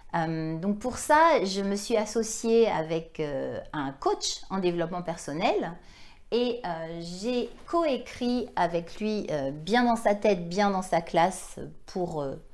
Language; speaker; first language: French; native; French